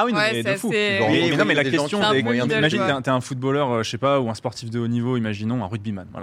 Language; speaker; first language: French; native; French